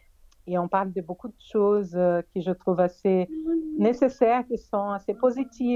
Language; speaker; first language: French; non-native, fluent; Portuguese